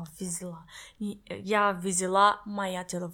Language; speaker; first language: Russian; non-native, learner; English